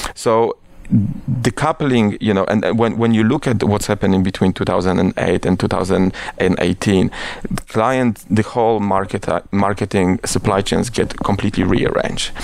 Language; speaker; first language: English; non-native, fluent; Polish